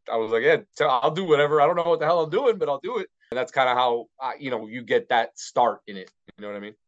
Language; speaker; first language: English; native; English